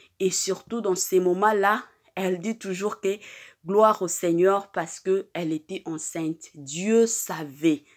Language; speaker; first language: French; non-native, local second language; Lingala